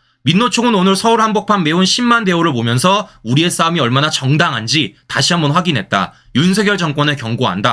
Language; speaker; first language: Korean; native; Korean